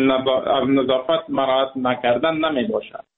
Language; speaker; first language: Persian; native; Persian